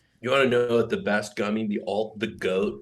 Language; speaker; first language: English; native; English